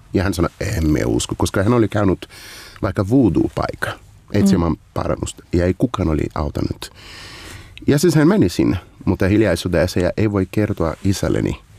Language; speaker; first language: Finnish; non-native, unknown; Portuguese